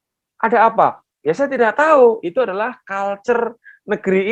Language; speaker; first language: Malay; non-native, local second language; Javanese